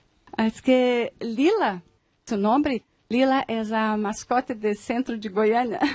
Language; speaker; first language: Spanish; non-native, learner; Portuguese